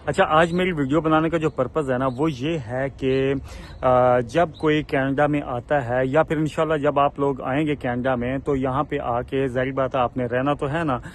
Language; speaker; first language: Urdu; non-native, local second language; Punjabi